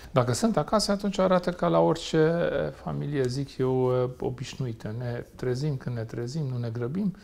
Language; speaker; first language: Romanian; non-native, local second language; Hungarian